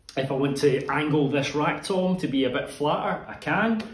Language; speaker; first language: English; native; English